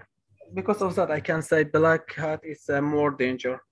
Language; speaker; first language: English; non-native, learner; Kurdish